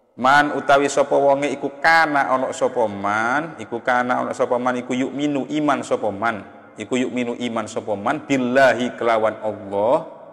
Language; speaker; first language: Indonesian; non-native, local second language; Javanese